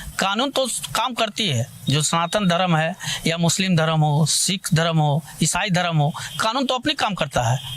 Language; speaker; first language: Hindi; native; Hindi